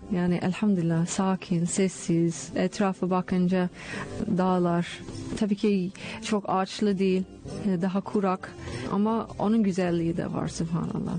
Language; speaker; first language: Turkish; non-native, fluent; English